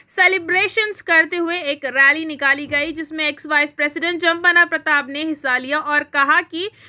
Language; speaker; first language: Hindi; non-native, local second language; Urdu